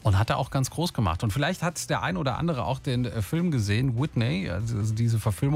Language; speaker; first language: German; native; German